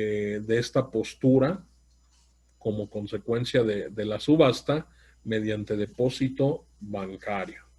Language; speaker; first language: Spanish; native; Spanish